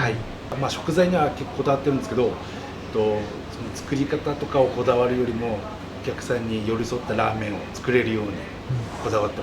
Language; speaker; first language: Japanese; native; Japanese